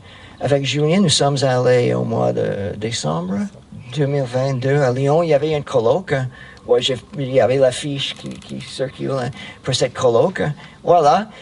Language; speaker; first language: French; non-native, fluent; English